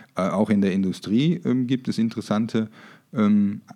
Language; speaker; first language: German; native; German